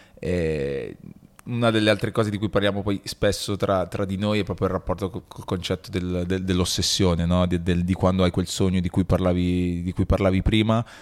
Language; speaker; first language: Italian; native; Italian